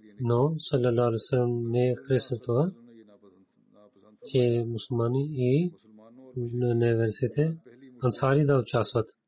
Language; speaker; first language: Bulgarian; non-native, learner; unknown